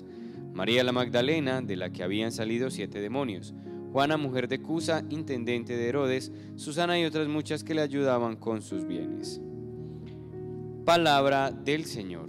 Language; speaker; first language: Spanish; native; Spanish